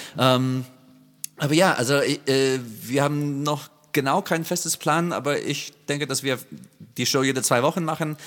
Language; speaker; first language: German; non-native, fluent; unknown